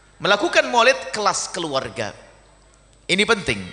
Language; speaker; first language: Indonesian; non-native, fluent; Javanese